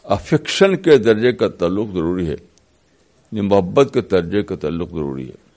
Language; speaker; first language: Urdu; native; Urdu